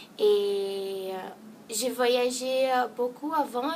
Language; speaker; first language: French; non-native, learner; Portuguese